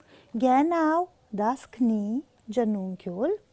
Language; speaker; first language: German; non-native, fluent; Romanian